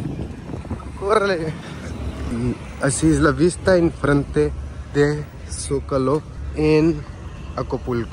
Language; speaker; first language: Spanish; non-native, learner; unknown